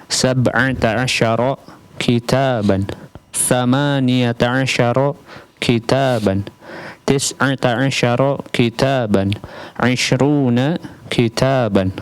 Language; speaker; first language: Arabic; non-native, learner; Indonesian